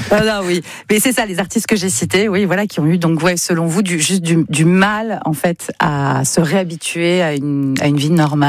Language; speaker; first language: French; native; French